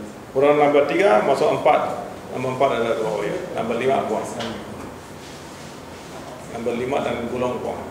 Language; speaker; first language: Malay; non-native, local second language; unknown